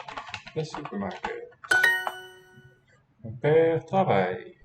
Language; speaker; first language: French; non-native, fluent; English